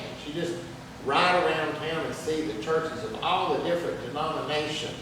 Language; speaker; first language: English; native; English